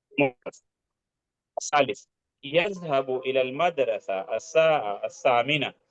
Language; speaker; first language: Urdu; native; Urdu